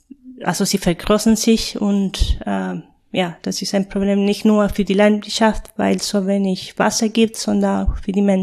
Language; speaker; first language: German; non-native, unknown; Spanish